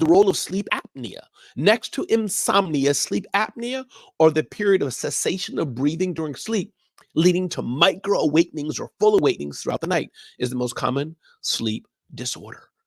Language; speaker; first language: English; native; English